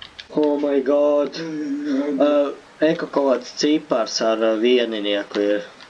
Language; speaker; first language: Latvian; native; Latvian